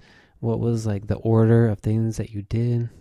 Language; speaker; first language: English; native; English